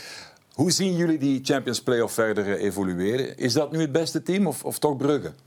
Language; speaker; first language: Dutch; native; Dutch